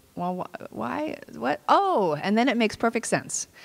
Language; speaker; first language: English; native; English